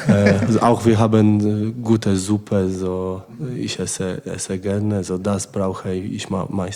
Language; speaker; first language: German; non-native, learner; Polish